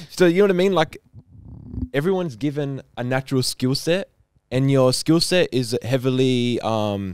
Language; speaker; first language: English; native; English